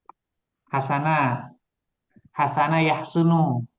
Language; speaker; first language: Arabic; non-native, fluent; Indonesian